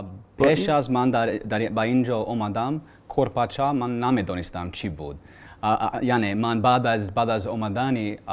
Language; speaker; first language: Persian; non-native, learner; English